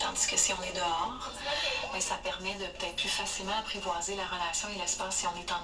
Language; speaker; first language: French; native; French